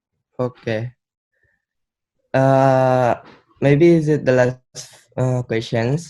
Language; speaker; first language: English; non-native, learner; Indonesian